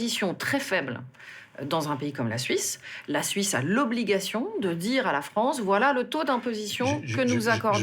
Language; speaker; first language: French; native; French